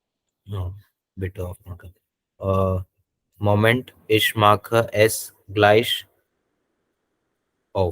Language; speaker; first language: German; non-native, learner; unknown